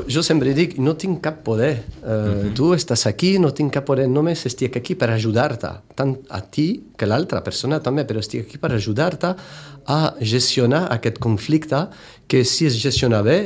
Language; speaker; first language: Catalan; non-native, fluent; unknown